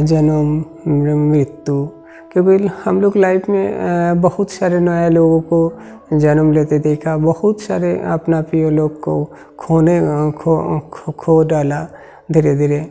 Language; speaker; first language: Hindi; non-native, local second language; Bangla